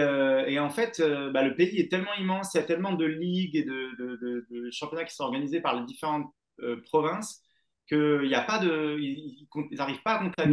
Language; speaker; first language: French; native; French